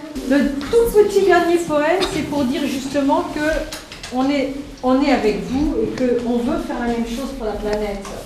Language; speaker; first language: French; native; French